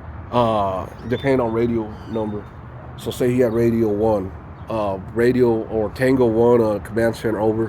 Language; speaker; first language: English; native; English